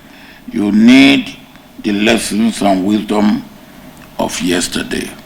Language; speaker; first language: English; non-native, local second language; Yoruba